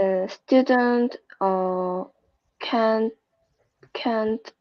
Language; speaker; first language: English; non-native, learner; Korean